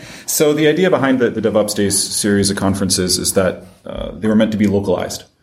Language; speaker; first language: English; non-native, fluent; French